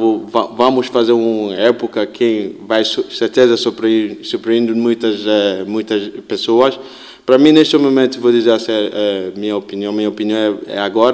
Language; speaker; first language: Portuguese; non-native, learner; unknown